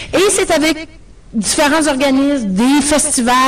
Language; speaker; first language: French; native; French